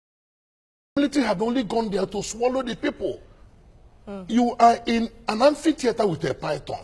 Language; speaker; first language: English; non-native, local second language; Igbo